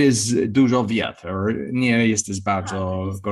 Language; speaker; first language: Polish; non-native, learner; English